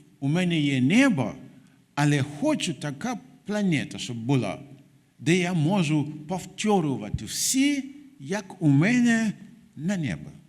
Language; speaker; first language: Ukrainian; non-native, fluent; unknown